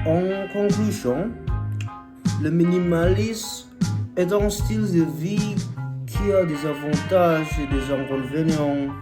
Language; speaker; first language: French; non-native, learner; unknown